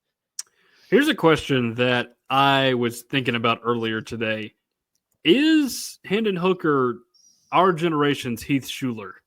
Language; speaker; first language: English; native; English